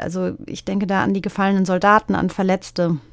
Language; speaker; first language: German; native; German